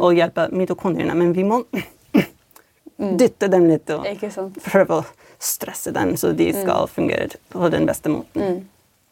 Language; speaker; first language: Norwegian; non-native, fluent; English